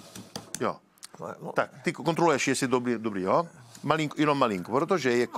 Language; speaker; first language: Czech; non-native, learner; Italian